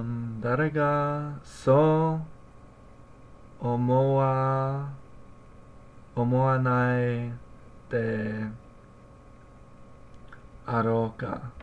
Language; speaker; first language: Japanese; non-native, learner; English